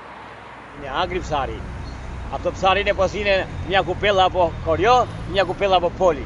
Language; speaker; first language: Greek; non-native, learner; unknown